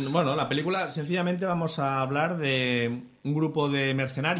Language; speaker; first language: Spanish; native; Spanish